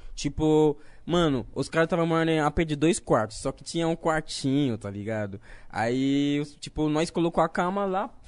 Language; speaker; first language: Portuguese; non-native, fluent; Akan